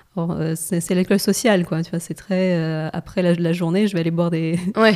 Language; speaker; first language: French; non-native, fluent; Russian